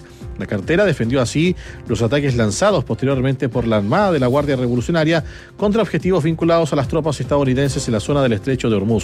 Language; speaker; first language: Spanish; native; Spanish